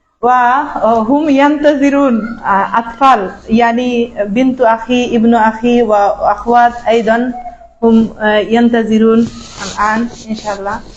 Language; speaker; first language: Arabic; non-native, learner; Bangla